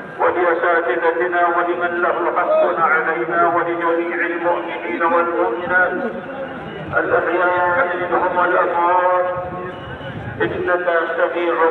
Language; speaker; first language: Arabic; non-native, fluent; Bangla